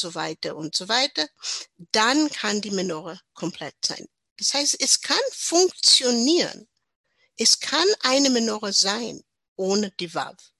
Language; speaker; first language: German; non-native, learner; English